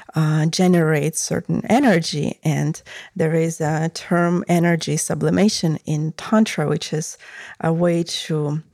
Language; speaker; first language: English; non-native, fluent; Russian